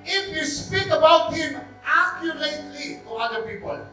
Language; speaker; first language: English; non-native, local second language; Filipino